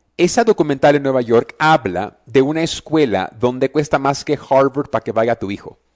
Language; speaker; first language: Spanish; early bilingual, heritage; Spanish